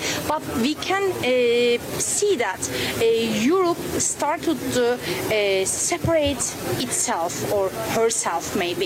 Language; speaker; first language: English; non-native, fluent; Turkish